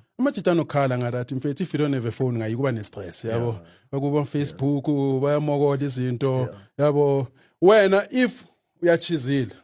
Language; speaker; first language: Zulu; native; Zulu